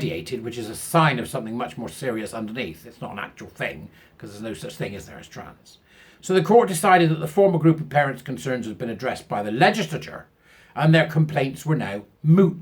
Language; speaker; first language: English; native; English